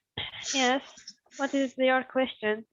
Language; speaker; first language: English; non-native, learner; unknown